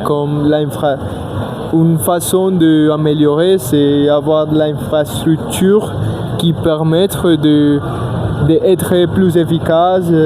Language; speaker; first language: French; non-native, learner; Spanish